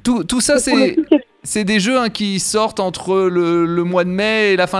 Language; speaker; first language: French; native; French